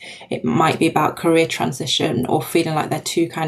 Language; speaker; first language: English; native; English